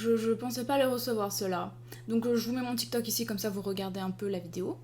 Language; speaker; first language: French; native; French